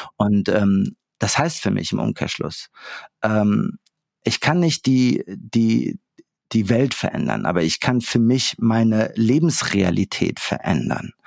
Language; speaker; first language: German; early bilingual, other home language; Arabic